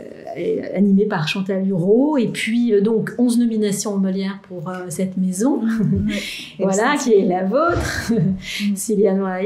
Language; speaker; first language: French; native; French